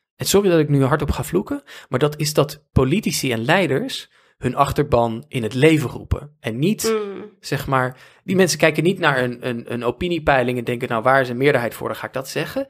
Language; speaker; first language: Dutch; native; Dutch